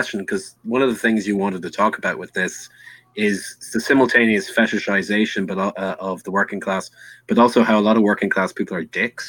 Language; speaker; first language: English; native; English